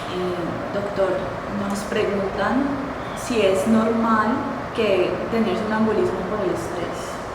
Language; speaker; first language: Spanish; native; Spanish